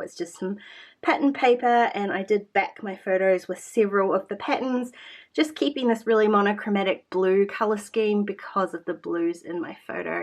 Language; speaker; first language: English; native; English